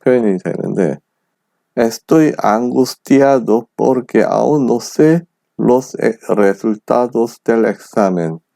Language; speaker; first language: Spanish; non-native, fluent; Korean